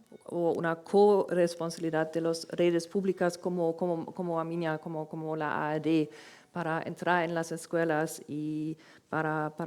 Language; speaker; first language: Spanish; non-native, fluent; German